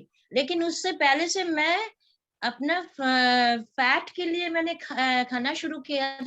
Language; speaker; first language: Hindi; non-native, local second language; Bangla